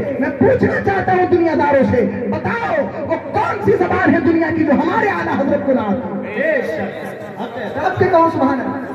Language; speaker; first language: Hindi; native; Hindi